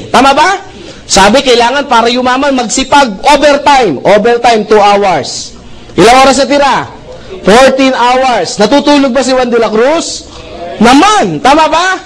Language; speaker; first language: Filipino; non-native, local second language; Cebuano